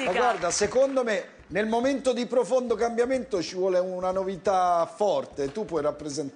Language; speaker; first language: Italian; native; Italian